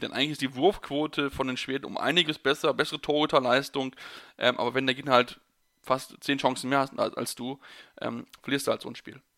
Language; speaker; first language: German; native; German